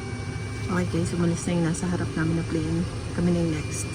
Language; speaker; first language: Filipino; native; Filipino